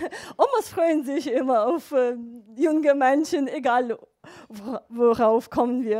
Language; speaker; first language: German; non-native, fluent; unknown